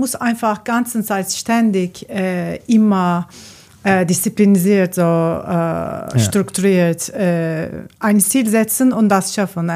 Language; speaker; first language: German; non-native, learner; Turkish